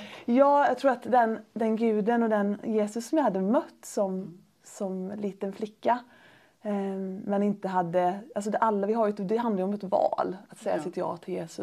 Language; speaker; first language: Swedish; native; Swedish